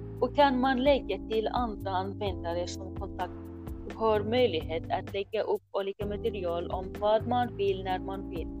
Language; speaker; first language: Swedish; non-native, learner; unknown